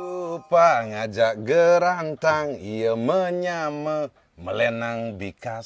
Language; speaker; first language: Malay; non-native, local second language; Balinese